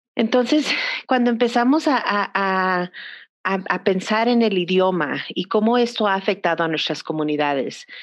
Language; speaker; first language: Spanish; early bilingual, heritage; Spanish